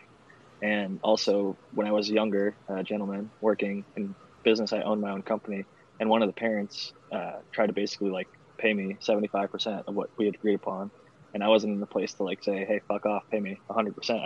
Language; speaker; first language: English; native; English